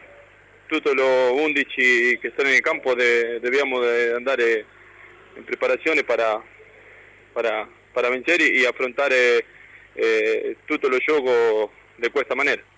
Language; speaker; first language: Italian; non-native, learner; Spanish